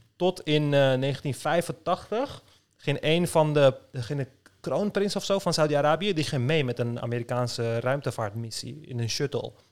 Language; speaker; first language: Dutch; early bilingual, other home language; Turkish